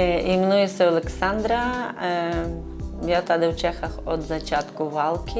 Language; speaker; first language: Czech; non-native, learner; Ukrainian